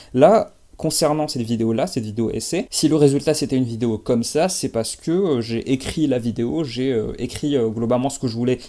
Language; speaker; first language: French; non-native, local second language; Arabic